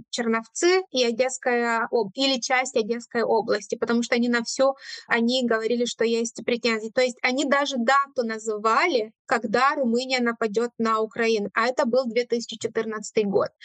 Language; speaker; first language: Russian; non-native, fluent; Romanian